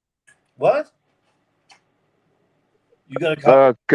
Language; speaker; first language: English; native; English